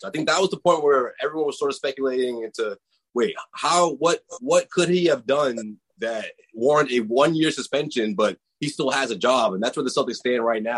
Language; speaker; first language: English; native; English